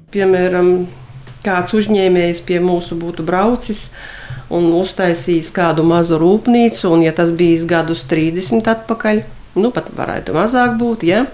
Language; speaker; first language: Latvian; native; Latvian